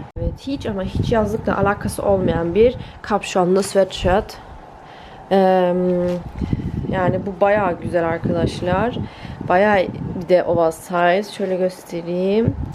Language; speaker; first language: Turkish; early bilingual, heritage; Turkish